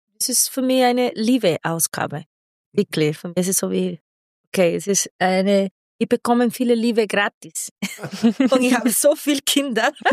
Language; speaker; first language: German; non-native, learner; Spanish